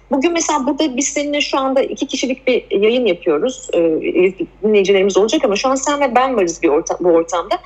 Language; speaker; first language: Turkish; native; Turkish